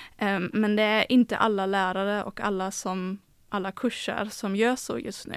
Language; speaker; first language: Swedish; non-native, fluent; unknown